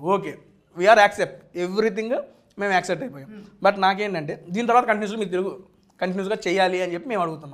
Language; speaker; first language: Telugu; native; Telugu